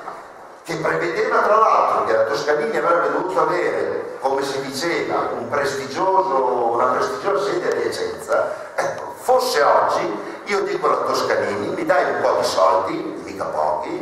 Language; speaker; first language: Italian; native; Italian